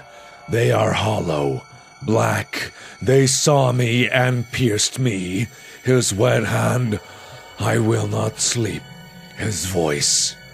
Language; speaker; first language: English; native; English